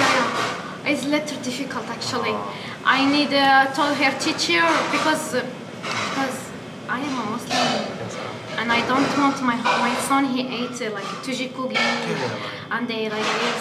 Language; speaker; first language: English; non-native, learner; Arabic